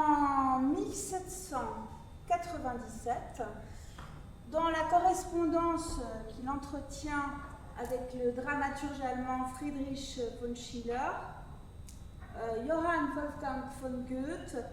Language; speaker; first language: French; native; French